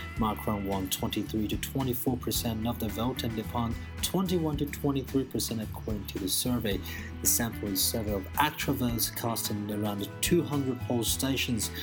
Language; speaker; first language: English; non-native, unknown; Chinese